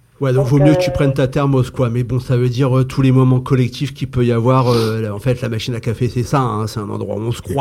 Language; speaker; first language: French; native; French